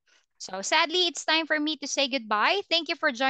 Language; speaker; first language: English; non-native, fluent; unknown